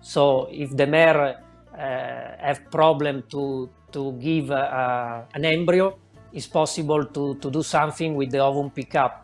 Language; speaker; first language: English; non-native, learner; Italian